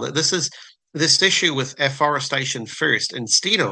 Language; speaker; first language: English; native; English